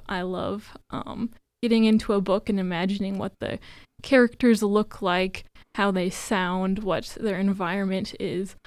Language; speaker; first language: English; native; English